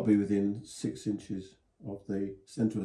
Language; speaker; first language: English; native; English